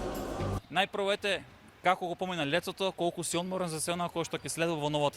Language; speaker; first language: Macedonian; native; Macedonian